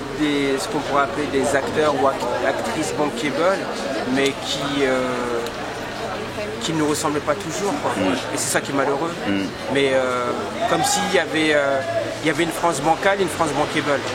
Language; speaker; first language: French; native; French